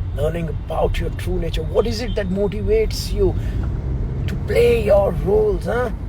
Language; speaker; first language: English; non-native, local second language; Hindi